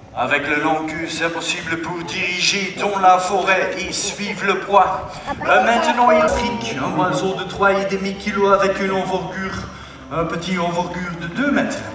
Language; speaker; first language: French; non-native, learner; Dutch